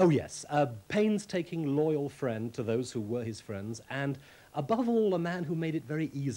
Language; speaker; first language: English; native; English